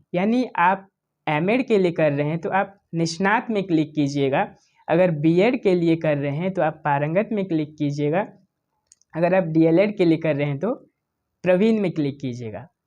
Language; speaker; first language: Hindi; native; Hindi